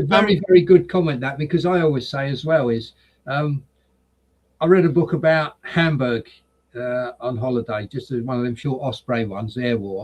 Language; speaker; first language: English; native; English